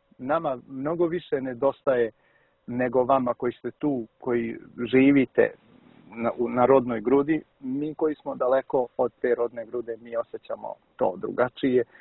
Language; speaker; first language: Serbian; early bilingual, heritage; Serbian